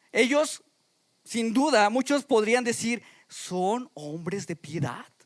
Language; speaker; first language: Spanish; native; Spanish